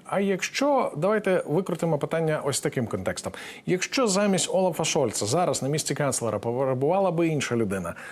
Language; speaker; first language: Ukrainian; native; Ukrainian